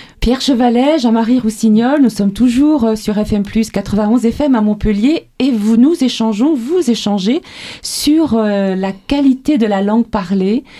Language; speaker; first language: French; native; French